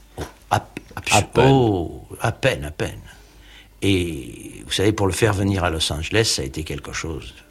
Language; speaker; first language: French; early bilingual, other home language; Armenian